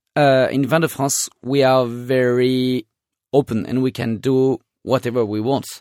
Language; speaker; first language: English; non-native, fluent; French